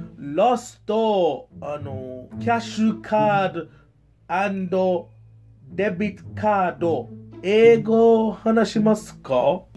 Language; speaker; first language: Japanese; non-native, learner; English